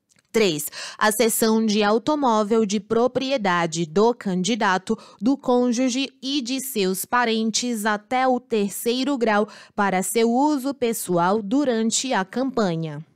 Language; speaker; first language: Portuguese; native; Portuguese